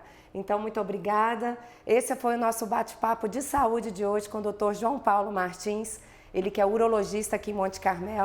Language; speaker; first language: Portuguese; native; Portuguese